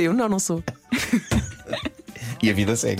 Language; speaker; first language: Portuguese; native; Portuguese